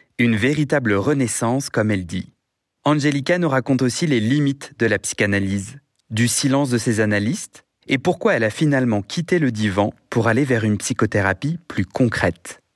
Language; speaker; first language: French; native; French